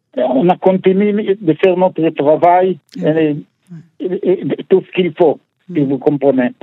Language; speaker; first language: French; non-native, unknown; Hebrew